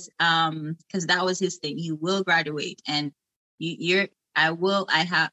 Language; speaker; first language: English; non-native, local second language; Jamaican Creole English